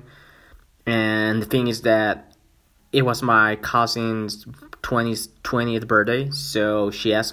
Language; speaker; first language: English; non-native, fluent; Spanish